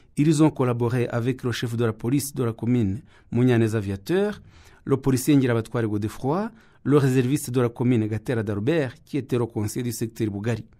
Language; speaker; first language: French; non-native, local second language; Kinyarwanda